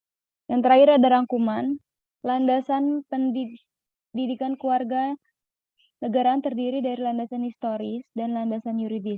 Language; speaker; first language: Indonesian; native; Indonesian